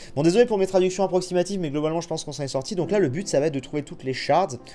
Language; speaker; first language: French; native; French